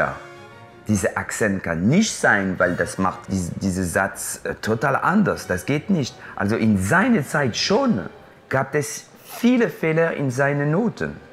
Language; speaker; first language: German; non-native, local second language; French